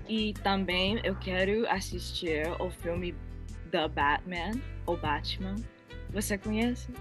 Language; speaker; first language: Portuguese; non-native, learner; English